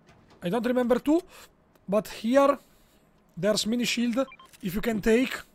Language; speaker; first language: English; non-native, learner; Italian